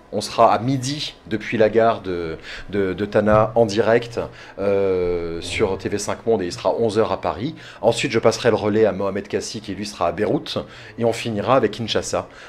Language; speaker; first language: French; native; French